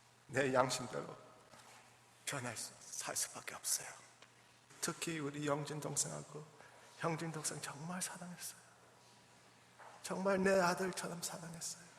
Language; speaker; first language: Korean; early bilingual, heritage; English